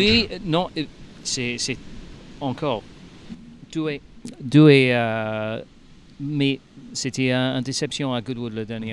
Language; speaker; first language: French; non-native, learner; English